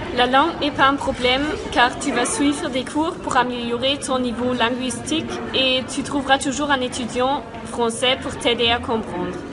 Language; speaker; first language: French; non-native, fluent; German